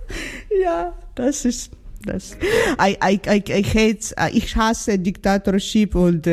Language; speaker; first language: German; non-native, learner; Ukrainian